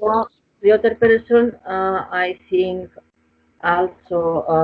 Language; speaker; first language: English; non-native, learner; Spanish